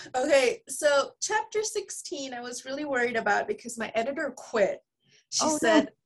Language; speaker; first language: English; early bilingual, other home language; Spanish